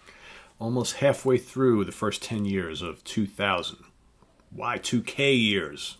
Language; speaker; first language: English; native; English